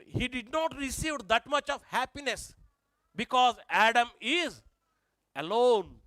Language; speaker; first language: English; non-native, local second language; Telugu